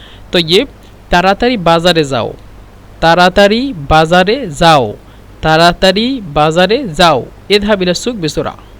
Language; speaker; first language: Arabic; non-native, fluent; Bangla